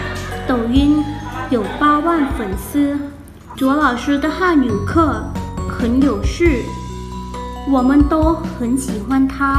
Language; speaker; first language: Chinese; non-native, fluent; Thai